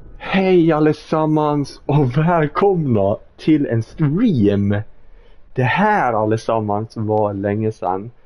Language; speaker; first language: Swedish; native; Swedish